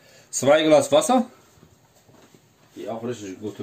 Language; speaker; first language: German; non-native, learner; Turkish